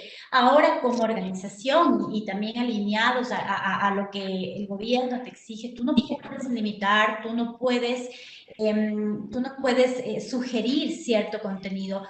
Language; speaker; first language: Spanish; native; Spanish